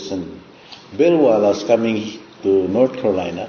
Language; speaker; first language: English; non-native, local second language; Cebuano